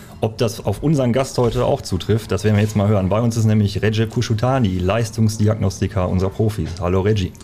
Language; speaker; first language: German; native; German